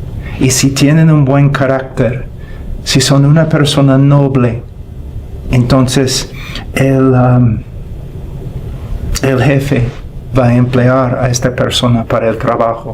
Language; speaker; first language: Spanish; non-native, fluent; English